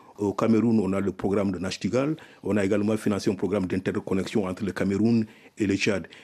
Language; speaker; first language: French; non-native, local second language; Soninke